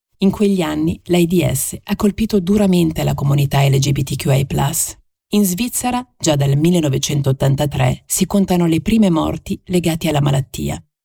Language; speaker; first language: Italian; native; Italian